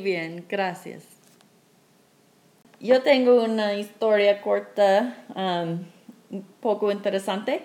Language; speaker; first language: Spanish; non-native, learner; English